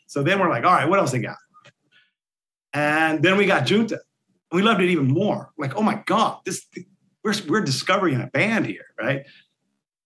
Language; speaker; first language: English; native; English